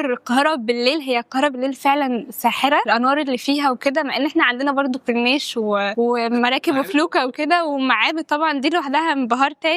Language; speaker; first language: Arabic; native; Arabic